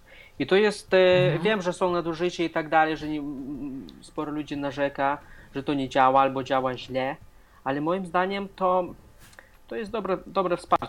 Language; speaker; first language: Polish; non-native, fluent; Russian